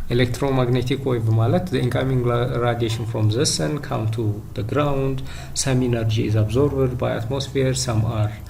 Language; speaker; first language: English; non-native, local second language; Amharic